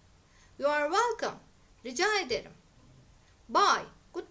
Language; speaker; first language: English; non-native, fluent; Turkish